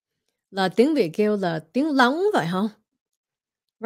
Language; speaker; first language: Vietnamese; early bilingual, heritage; Vietnamese